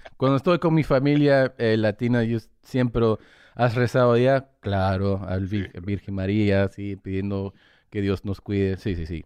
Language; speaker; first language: Spanish; early bilingual, heritage; English